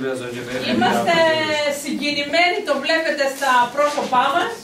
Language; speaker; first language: Greek; native; Greek